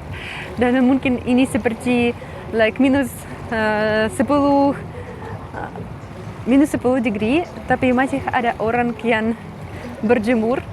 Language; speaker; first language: Indonesian; non-native, fluent; Russian